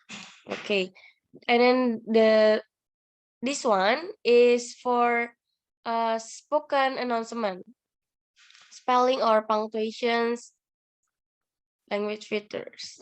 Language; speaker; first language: English; non-native, learner; Indonesian